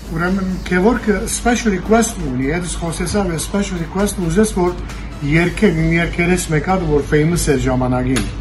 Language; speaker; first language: Armenian; early bilingual, heritage; Armenian